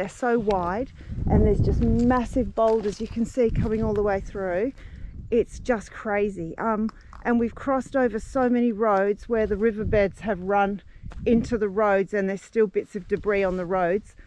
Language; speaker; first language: English; native; English